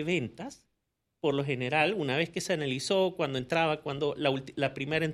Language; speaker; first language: Spanish; native; Spanish